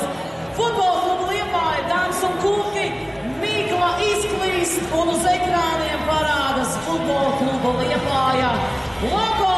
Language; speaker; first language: Latvian; native; Latvian